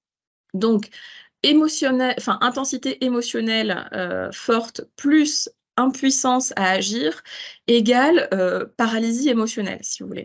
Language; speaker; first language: French; native; French